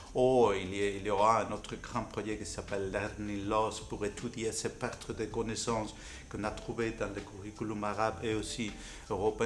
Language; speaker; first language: French; non-native, fluent; Spanish